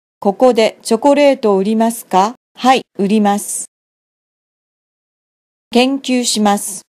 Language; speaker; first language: Japanese; non-native, fluent; Vietnamese